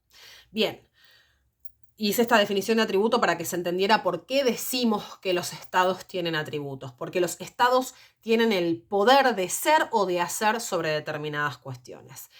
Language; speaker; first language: Spanish; native; Spanish